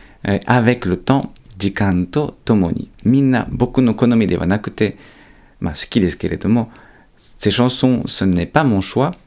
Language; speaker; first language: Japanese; non-native, fluent; French